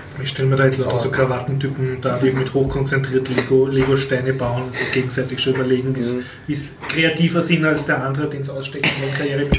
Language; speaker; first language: German; native; German